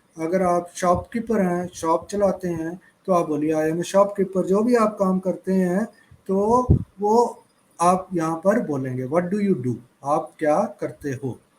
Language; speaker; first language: Hindi; native; Hindi